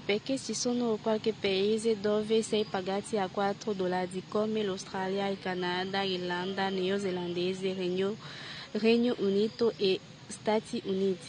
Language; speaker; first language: Italian; non-native, learner; French